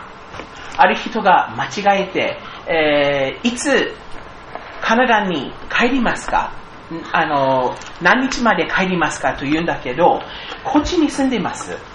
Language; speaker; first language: Japanese; non-native, fluent; English